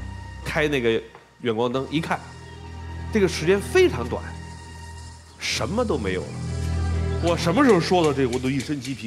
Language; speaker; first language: Chinese; native; Chinese